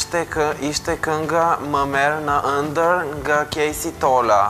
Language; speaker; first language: Albanian; non-native, fluent; Bulgarian